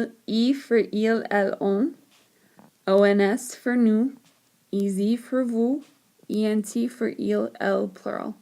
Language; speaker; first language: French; non-native, fluent; English